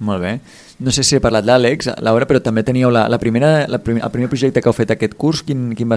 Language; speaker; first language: Catalan; native; Catalan